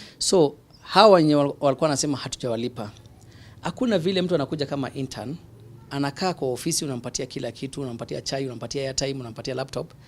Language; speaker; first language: Swahili; non-native, local second language; Somali